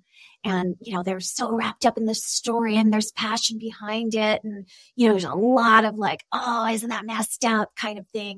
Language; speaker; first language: English; native; English